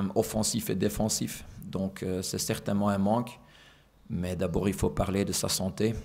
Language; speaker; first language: French; non-native, fluent; Dutch